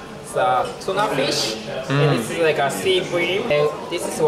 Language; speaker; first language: English; non-native, learner; Japanese